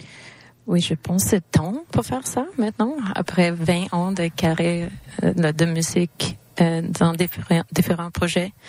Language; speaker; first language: French; non-native, learner; Swedish